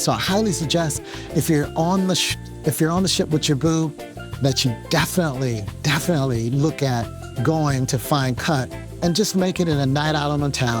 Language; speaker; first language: English; native; English